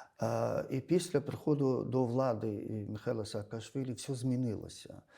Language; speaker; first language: Ukrainian; non-native, fluent; Georgian